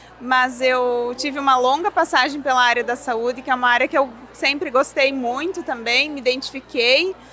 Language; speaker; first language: Portuguese; non-native, local second language; German